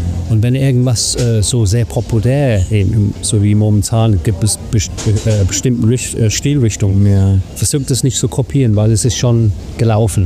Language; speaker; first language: German; non-native, fluent; English